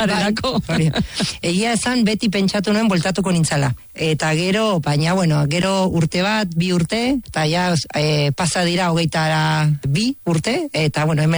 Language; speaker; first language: Basque; non-native, fluent; Spanish